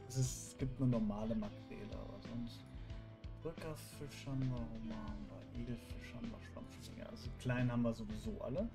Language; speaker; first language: German; native; German